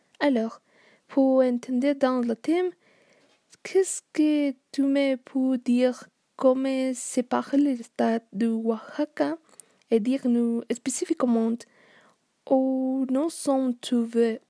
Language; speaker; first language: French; non-native, learner; Spanish